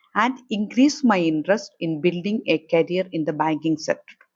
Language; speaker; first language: English; non-native, local second language; Malayalam